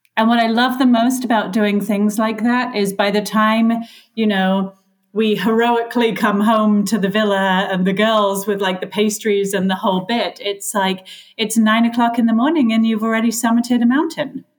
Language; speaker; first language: English; native; English